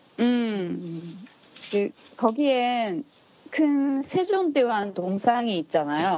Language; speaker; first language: Korean; non-native, learner; Japanese